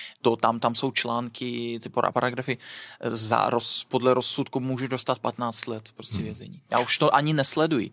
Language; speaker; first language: Czech; non-native, fluent; Belarusian